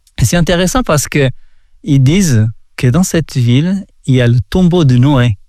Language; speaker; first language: French; non-native, fluent; Portuguese